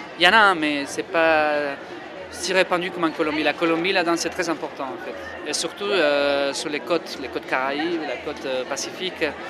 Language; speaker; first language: French; non-native, fluent; Spanish